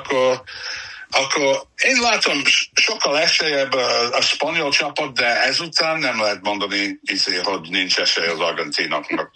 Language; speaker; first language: Hungarian; non-native, learner; English